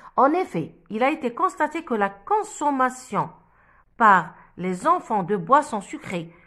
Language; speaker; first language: French; non-native, local second language; Arabic